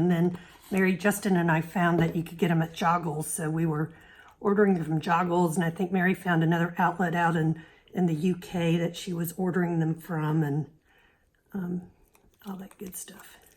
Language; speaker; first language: English; native; English